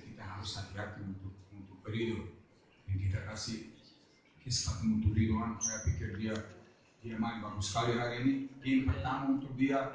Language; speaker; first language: Indonesian; non-native, fluent; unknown